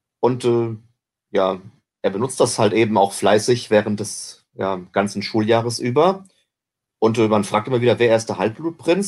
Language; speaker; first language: German; native; German